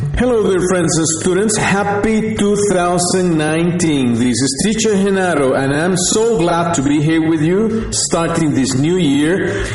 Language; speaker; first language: English; non-native, fluent; Spanish